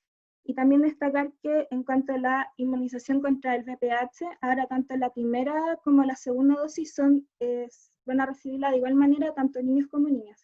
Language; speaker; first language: Spanish; native; Spanish